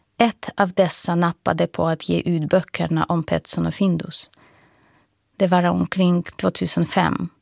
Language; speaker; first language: Swedish; non-native, fluent; Russian